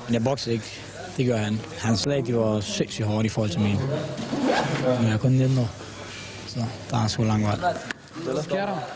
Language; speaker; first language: Danish; early bilingual, other home language; Arabic